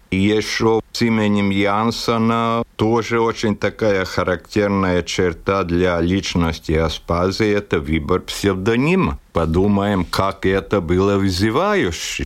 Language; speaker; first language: Russian; non-native, local second language; Latvian